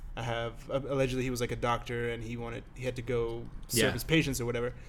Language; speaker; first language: English; native; English